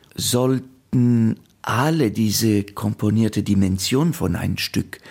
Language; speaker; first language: German; non-native, fluent; French